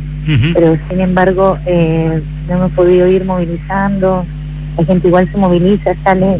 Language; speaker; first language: Spanish; native; Spanish